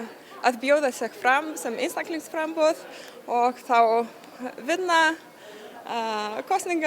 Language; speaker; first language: Icelandic; non-native, learner; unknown